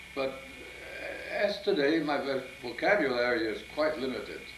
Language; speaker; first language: English; early bilingual, other home language; Italian